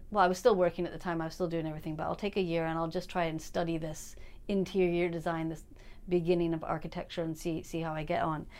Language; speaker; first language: English; native; English